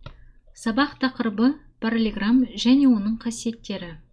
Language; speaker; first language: Kazakh; native; Kazakh